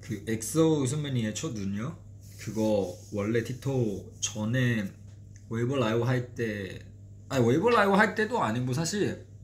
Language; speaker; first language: Korean; non-native, fluent; Chinese